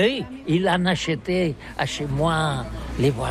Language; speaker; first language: French; non-native, learner; Catalan